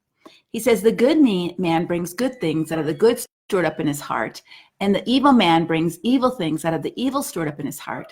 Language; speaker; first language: English; native; English